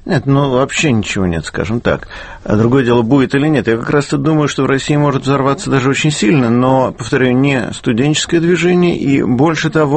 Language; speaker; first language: Russian; native; Russian